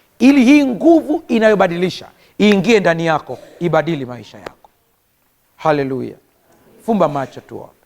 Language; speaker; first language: Swahili; native; Swahili